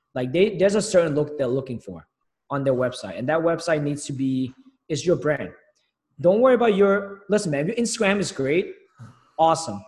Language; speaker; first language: English; early bilingual, other home language; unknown